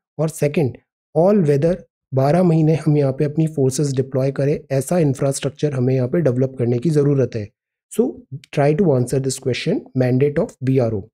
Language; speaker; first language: Hindi; native; Hindi